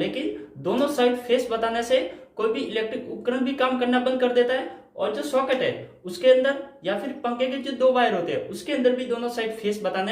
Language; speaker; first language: Hindi; native; Hindi